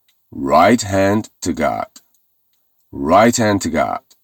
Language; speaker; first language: English; non-native, fluent; Persian